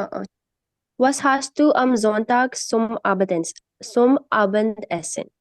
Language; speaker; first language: German; non-native, learner; Urdu